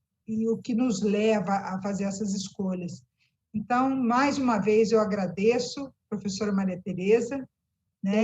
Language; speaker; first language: Portuguese; native; Portuguese